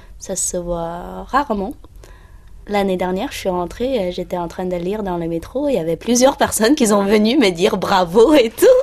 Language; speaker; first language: French; non-native, fluent; Uyghur